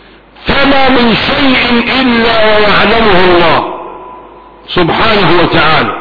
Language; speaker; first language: Arabic; native; Arabic